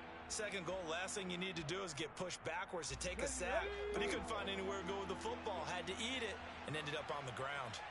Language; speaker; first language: English; native; English